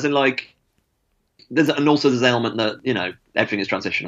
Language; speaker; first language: English; native; English